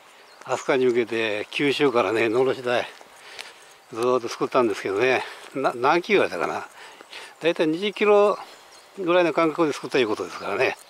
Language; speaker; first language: Japanese; native; Japanese